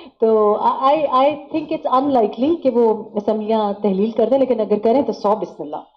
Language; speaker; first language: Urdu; non-native, local second language; Pashto